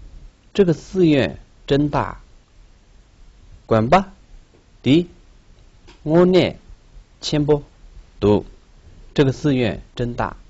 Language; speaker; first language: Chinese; non-native, local second language; Tibetan